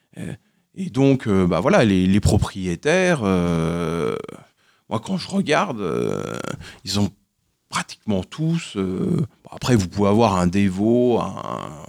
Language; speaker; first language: French; native; French